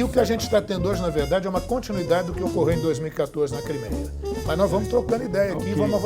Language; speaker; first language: Portuguese; native; Portuguese